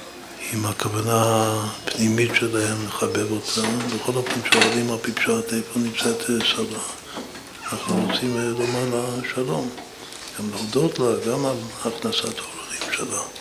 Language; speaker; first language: Hebrew; non-native, fluent; English